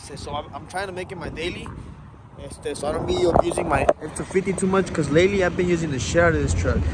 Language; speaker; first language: English; early bilingual, other home language; Spanish